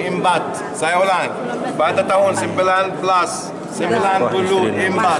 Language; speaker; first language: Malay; non-native, learner; Arabic